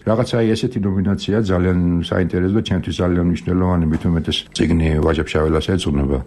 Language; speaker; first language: Georgian; native; Georgian